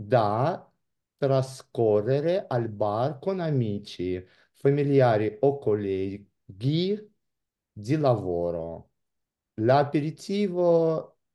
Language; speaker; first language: Italian; non-native, learner; Russian